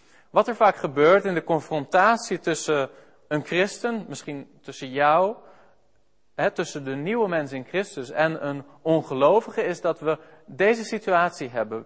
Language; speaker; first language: Dutch; native; Dutch